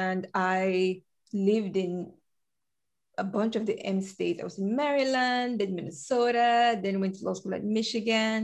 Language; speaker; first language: English; native; English